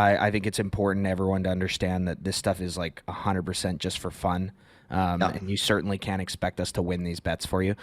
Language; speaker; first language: English; native; English